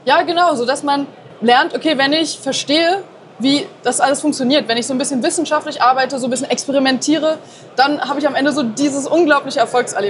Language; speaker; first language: German; native; German